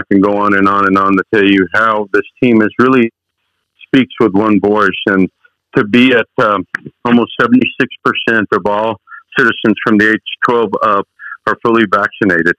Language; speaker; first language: English; early bilingual, other home language; Spanish